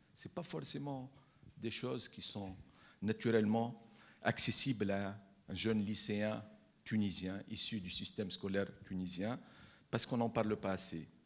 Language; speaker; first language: French; non-native, local second language; Arabic